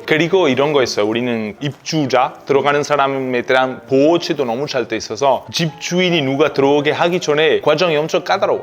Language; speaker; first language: Korean; non-native, fluent; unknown